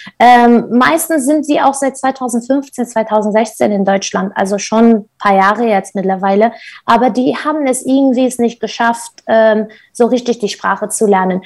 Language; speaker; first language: German; non-native, fluent; Kurdish